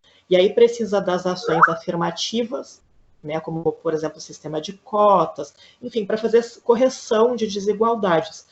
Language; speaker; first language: Portuguese; native; Portuguese